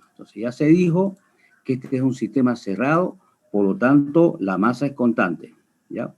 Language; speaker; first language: Spanish; native; Spanish